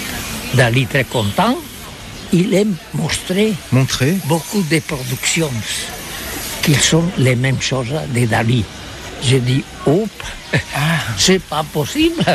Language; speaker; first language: French; non-native, learner; Catalan